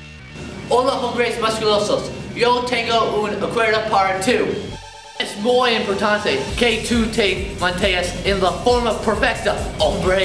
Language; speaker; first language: Spanish; non-native, learner; English